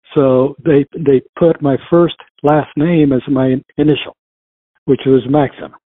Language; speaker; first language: English; early bilingual, other home language; Spanish